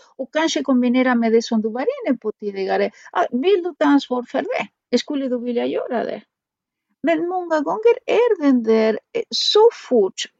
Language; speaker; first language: Swedish; non-native, fluent; Spanish